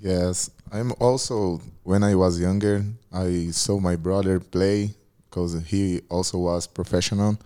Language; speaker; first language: English; non-native, learner; Portuguese